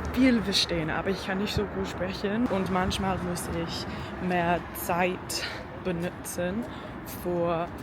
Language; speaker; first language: German; non-native, learner; English